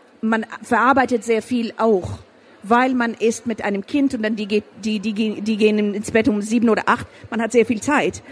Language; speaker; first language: German; non-native, fluent; Persian